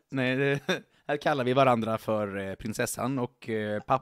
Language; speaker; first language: Swedish; native; Swedish